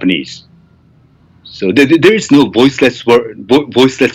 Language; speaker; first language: English; non-native, fluent; Japanese